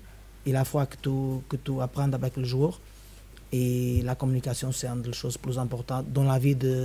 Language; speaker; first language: French; non-native, fluent; Spanish